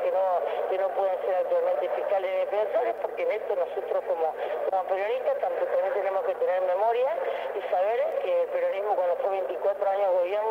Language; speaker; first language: Spanish; native; Spanish